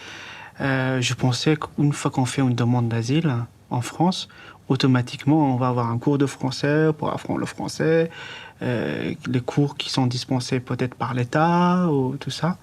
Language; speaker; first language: French; non-native, fluent; Persian